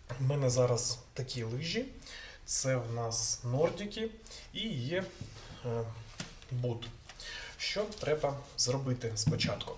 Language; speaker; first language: Ukrainian; non-native, local second language; Russian